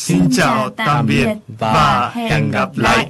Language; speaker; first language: Vietnamese; non-native, fluent; Japanese